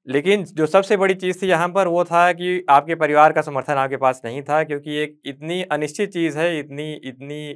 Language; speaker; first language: Hindi; native; Hindi